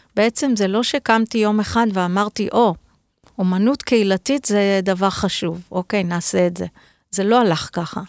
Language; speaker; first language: Hebrew; native; Hebrew